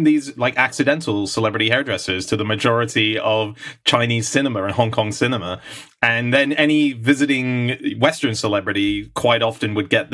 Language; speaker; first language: English; native; English